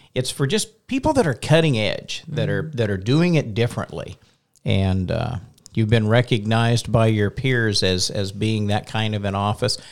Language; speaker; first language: English; native; English